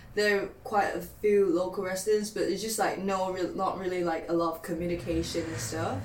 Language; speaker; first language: English; non-native, local second language; Cantonese